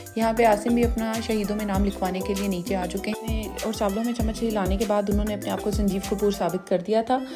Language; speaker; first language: Urdu; native; Urdu